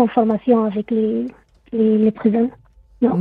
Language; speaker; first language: French; non-native, learner; Arabic